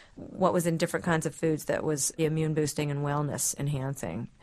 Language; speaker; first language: English; native; English